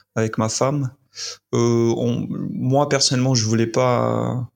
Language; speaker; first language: French; non-native, fluent; English